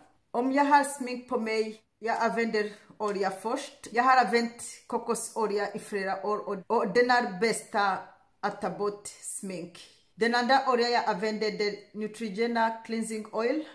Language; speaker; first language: Swedish; non-native, learner; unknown